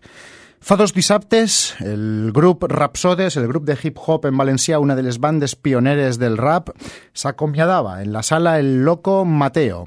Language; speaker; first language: Catalan; native; Catalan